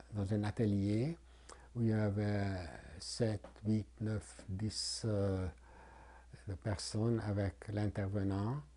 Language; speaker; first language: French; non-native, fluent; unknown